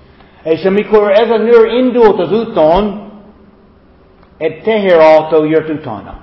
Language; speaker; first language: Hungarian; non-native, fluent; English